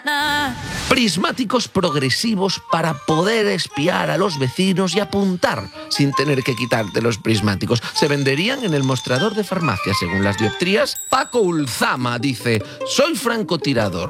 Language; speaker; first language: Spanish; native; Spanish